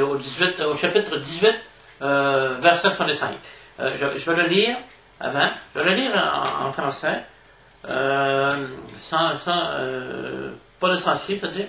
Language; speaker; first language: French; native; French